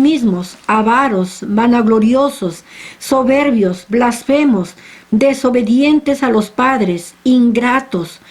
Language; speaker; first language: Spanish; native; Spanish